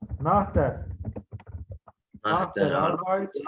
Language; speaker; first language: German; non-native, fluent; Turkish